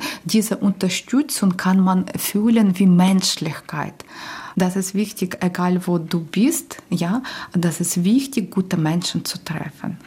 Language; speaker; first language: German; non-native, learner; Ukrainian